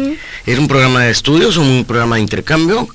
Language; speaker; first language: Spanish; native; Spanish